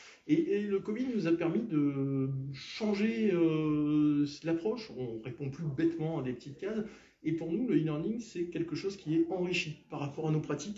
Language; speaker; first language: French; native; French